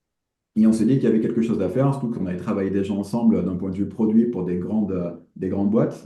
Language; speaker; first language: French; native; French